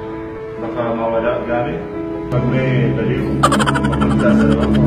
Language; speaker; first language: Filipino; non-native, learner; Arabic